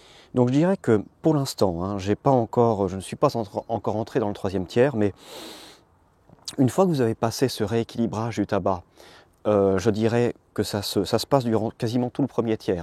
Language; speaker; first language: French; native; French